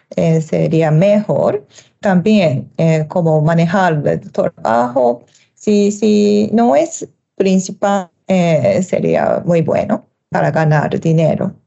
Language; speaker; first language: Spanish; non-native, learner; Japanese